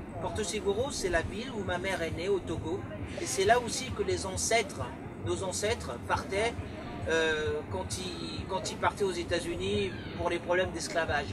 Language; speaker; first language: French; early bilingual, other home language; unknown